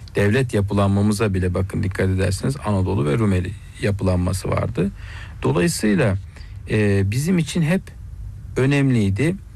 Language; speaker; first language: Turkish; native; Turkish